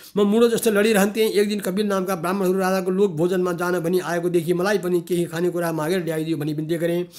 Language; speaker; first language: Nepali; native; Nepali